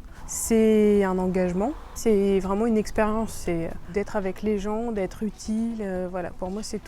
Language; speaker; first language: French; native; French